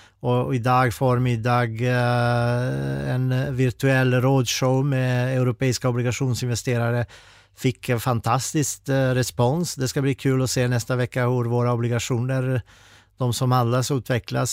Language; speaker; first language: Swedish; non-native, fluent; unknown